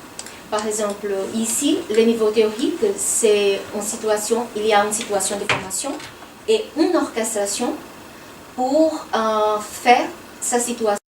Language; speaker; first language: French; non-native, fluent; Portuguese